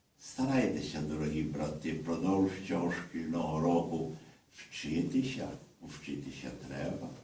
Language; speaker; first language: Ukrainian; early bilingual, heritage; Ukrainian